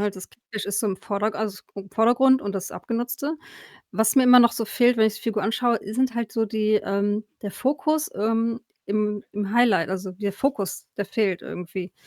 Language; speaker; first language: German; native; German